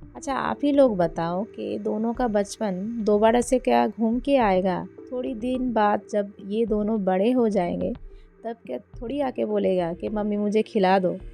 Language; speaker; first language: Hindi; non-native, local second language; Bangla